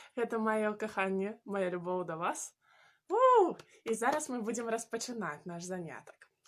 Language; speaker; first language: Belarusian; non-native, local second language; Russian